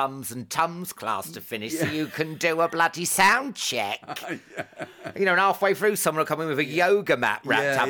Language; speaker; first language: English; native; English